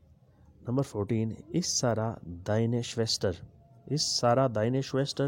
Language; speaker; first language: German; non-native, learner; Urdu